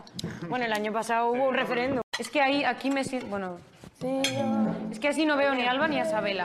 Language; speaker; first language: Spanish; native; Spanish